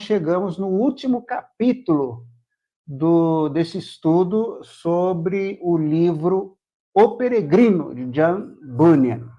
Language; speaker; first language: Portuguese; native; Portuguese